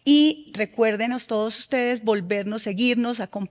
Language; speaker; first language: Spanish; native; Spanish